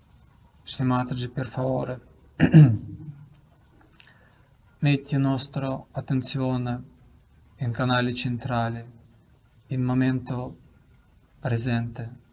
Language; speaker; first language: Italian; non-native, learner; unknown